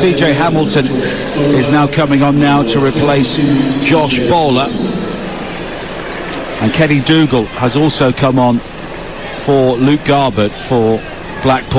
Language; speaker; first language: English; native; English